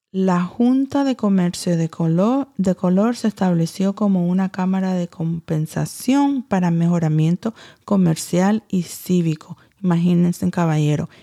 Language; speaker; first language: Spanish; early bilingual, heritage; Spanish